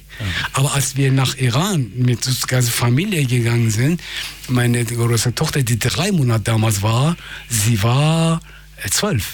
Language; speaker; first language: German; non-native, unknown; Persian